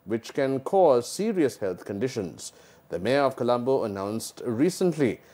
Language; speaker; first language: English; non-native, local second language; Sinhala